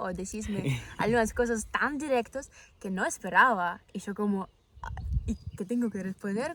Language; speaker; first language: Spanish; non-native, fluent; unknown